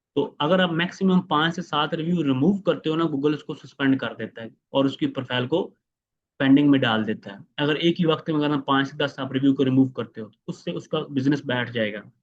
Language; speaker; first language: Urdu; non-native, local second language; Punjabi